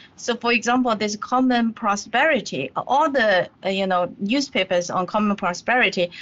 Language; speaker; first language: English; non-native, fluent; Chinese